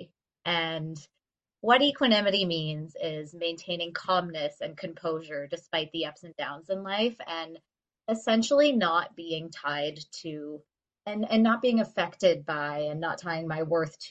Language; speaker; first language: English; native; English